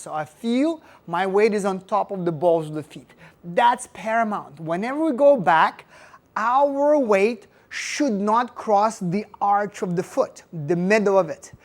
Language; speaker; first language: English; non-native, fluent; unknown